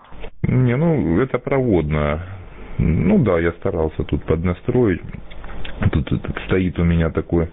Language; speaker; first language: Russian; native; Russian